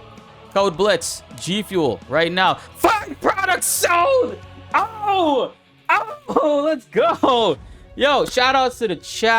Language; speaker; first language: English; native; English